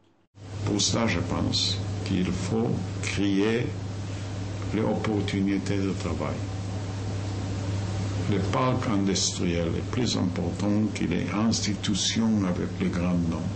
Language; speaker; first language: French; non-native, fluent; Yiddish